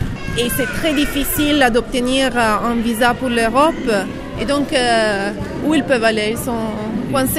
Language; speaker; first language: French; non-native, fluent; Italian